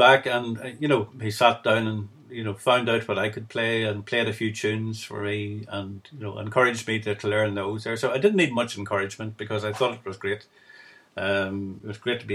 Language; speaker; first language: English; native; English